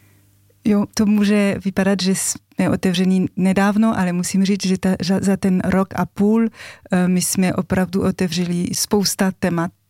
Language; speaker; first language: Czech; non-native, fluent; French